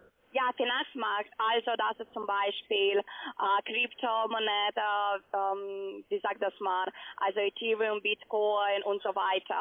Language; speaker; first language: German; non-native, learner; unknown